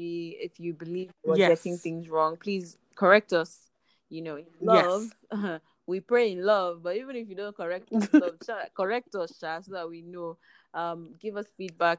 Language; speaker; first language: English; non-native, local second language; Igbo